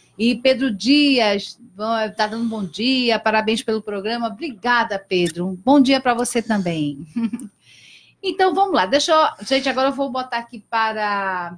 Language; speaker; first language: Portuguese; native; Portuguese